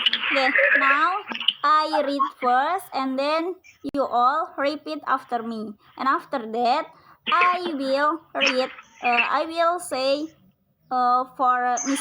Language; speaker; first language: English; non-native, learner; Indonesian